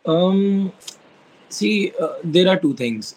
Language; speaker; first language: English; non-native, local second language; Hindi